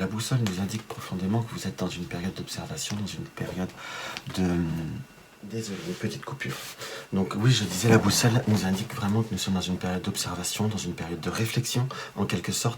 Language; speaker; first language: French; native; French